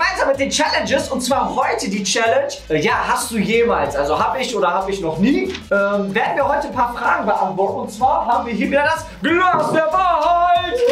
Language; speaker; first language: German; native; German